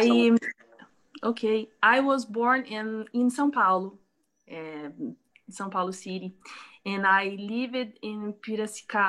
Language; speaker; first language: English; non-native, learner; Portuguese